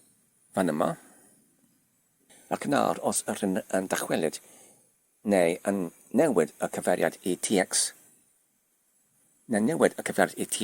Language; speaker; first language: Welsh; non-native, learner; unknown